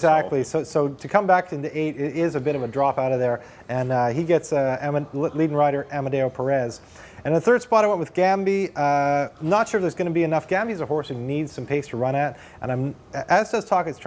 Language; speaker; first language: English; native; English